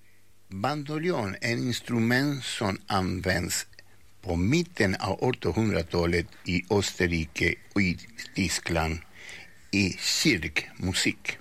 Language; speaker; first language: Swedish; non-native, fluent; Spanish